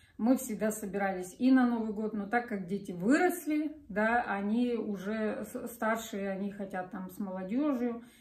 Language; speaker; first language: Russian; native; Russian